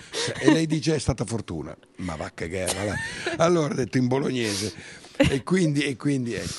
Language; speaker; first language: Italian; native; Italian